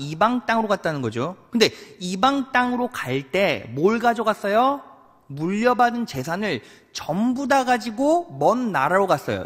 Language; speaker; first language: Korean; native; Korean